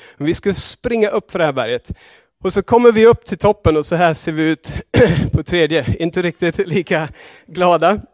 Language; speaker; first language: Swedish; non-native, fluent; English